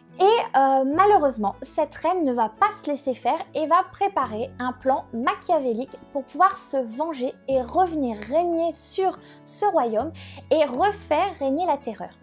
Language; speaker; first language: French; native; French